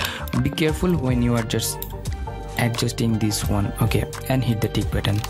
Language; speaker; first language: English; non-native, fluent; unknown